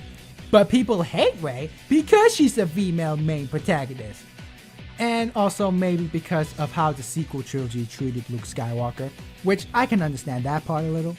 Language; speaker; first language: English; native; English